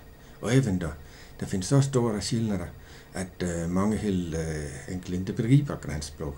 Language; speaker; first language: Swedish; non-native, learner; Danish